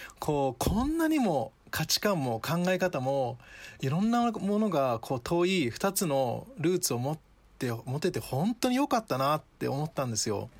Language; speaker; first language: Japanese; early bilingual, other home language; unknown